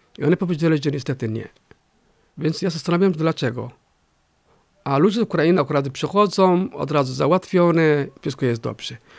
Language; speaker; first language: Polish; non-native, fluent; Somali